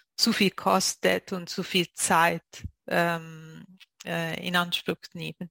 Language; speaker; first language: German; non-native, fluent; Italian